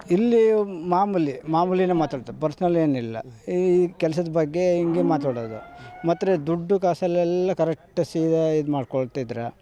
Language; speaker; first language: Kannada; native; Kannada